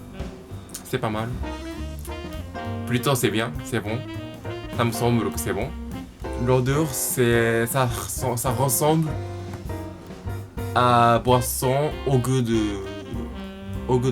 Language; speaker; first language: French; non-native, learner; Japanese